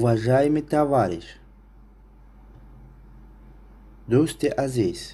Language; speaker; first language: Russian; non-native, local second language; Tajik